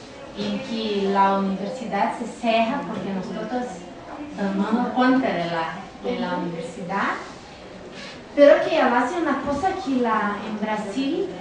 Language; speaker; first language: Spanish; non-native, learner; Portuguese